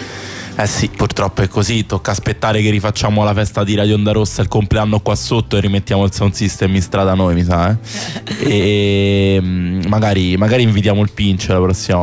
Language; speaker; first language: Italian; native; Italian